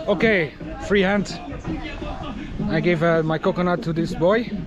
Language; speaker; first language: English; non-native, fluent; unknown